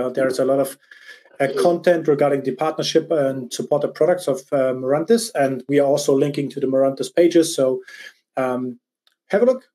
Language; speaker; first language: English; non-native, fluent; German